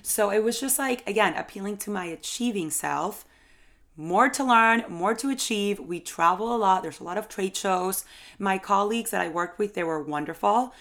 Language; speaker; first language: English; non-native, fluent; Spanish